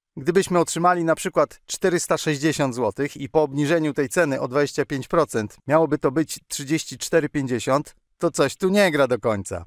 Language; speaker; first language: Polish; native; Polish